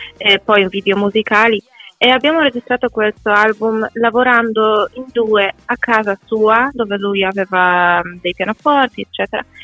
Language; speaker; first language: Italian; non-native, fluent; Polish